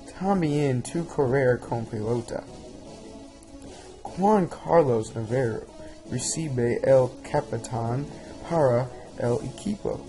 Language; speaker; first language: Spanish; non-native, learner; English